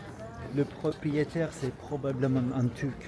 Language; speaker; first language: French; non-native, fluent; Turkish